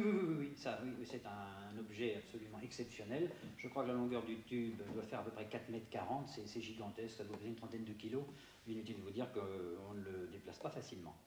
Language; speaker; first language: French; native; French